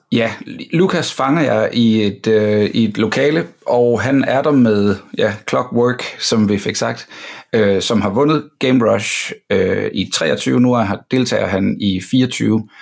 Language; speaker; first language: Danish; native; Danish